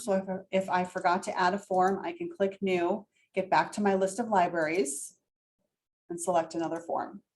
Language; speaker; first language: English; native; English